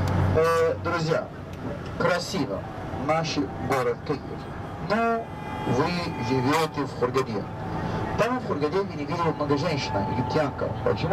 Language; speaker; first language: Russian; non-native, learner; Arabic